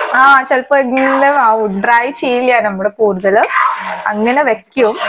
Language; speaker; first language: Malayalam; non-native, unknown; Hindi